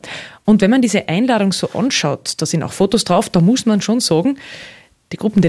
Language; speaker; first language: German; native; German